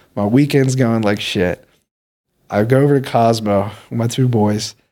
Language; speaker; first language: English; native; English